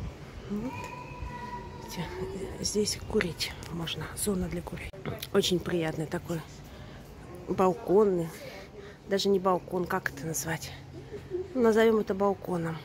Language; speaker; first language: Russian; native; Russian